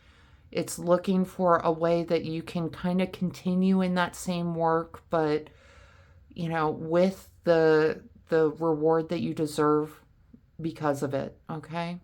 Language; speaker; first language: English; native; English